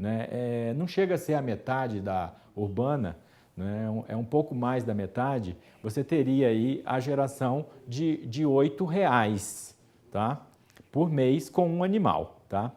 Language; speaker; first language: Portuguese; native; Portuguese